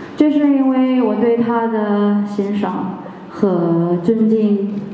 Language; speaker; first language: Chinese; non-native, fluent; Malay